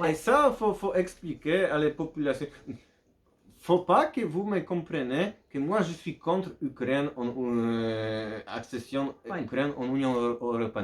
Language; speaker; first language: French; non-native, fluent; Polish